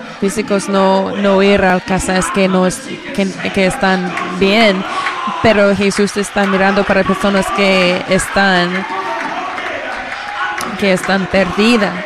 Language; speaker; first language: Spanish; non-native, learner; English